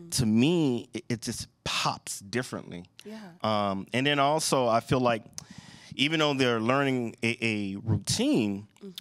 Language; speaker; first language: English; native; English